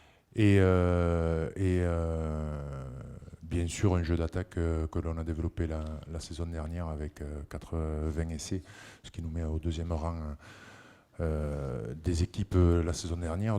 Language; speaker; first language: French; native; French